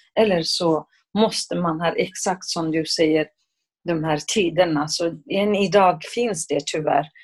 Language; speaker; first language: Swedish; non-native, fluent; Kurdish